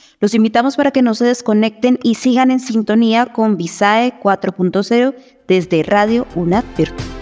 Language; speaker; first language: Spanish; native; Spanish